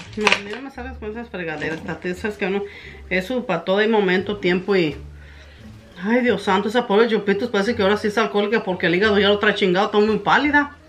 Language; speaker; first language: Spanish; native; Spanish